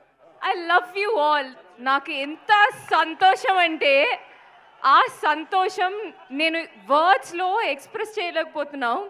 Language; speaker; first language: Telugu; non-native, learner; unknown